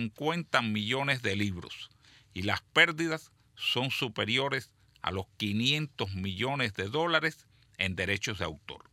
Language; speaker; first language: Spanish; native; Spanish